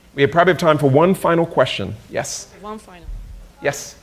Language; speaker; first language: English; native; English